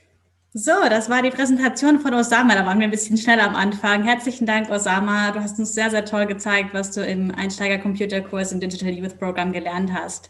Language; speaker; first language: German; native; German